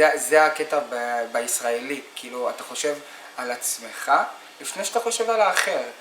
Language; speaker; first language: Hebrew; native; Hebrew